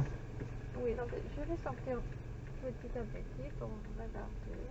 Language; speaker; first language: French; non-native, fluent; Spanish